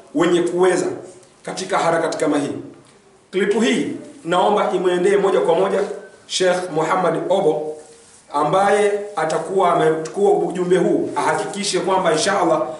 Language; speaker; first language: Swahili; native; Swahili